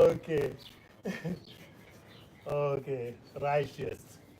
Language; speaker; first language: German; non-native, fluent; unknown